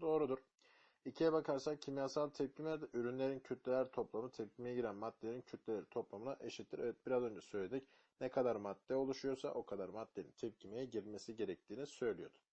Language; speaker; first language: Turkish; native; Turkish